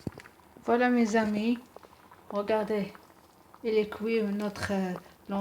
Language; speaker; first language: French; non-native, local second language; Arabic